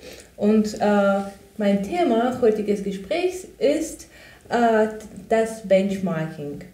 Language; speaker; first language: German; non-native, fluent; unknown